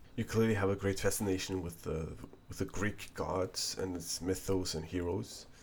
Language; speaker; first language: English; non-native, fluent; Norwegian